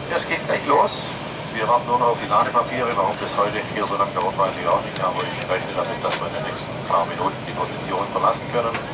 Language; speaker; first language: German; native; German